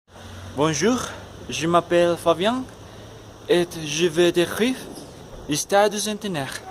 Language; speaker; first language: French; non-native, learner; Spanish